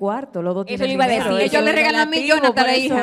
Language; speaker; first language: Spanish; native; Spanish